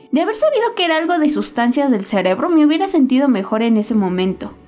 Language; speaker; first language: Spanish; native; Spanish